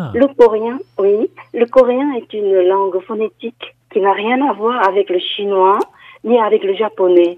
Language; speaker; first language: French; non-native, fluent; Korean